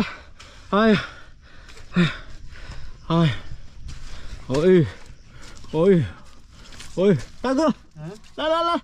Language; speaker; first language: Chinese; native; Chinese